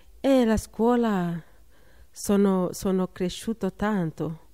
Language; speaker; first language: Italian; non-native, learner; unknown